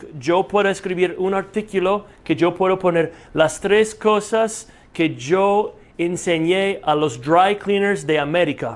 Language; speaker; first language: Spanish; non-native, fluent; English